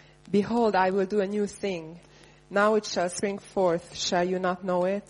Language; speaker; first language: English; non-native, fluent; Hungarian